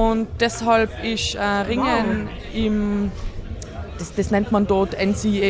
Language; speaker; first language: German; native; German